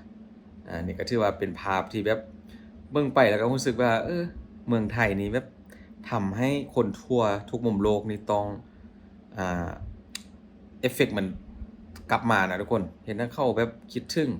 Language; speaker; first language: Thai; non-native, local second language; Lao